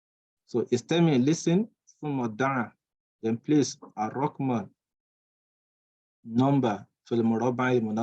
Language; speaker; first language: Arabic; non-native, fluent; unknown